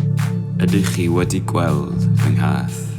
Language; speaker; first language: Welsh; non-native, learner; English